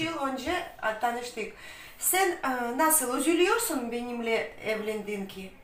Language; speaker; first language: Turkish; non-native, learner; Russian